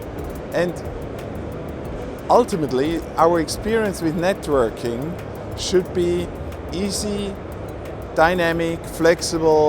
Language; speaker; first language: English; non-native, fluent; German